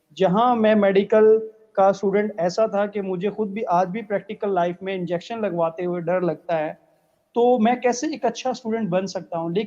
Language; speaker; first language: Urdu; non-native, local second language; Punjabi